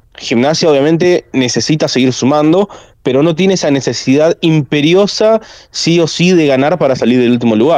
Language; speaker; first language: Spanish; native; Spanish